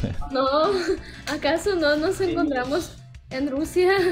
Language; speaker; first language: Spanish; non-native, fluent; Russian